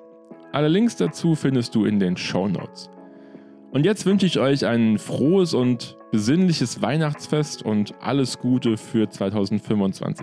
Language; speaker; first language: German; native; German